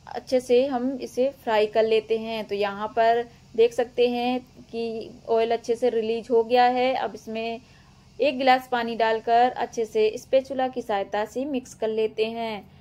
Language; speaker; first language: Hindi; native; Hindi